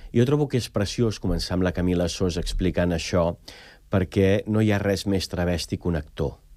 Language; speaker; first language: Catalan; native; Catalan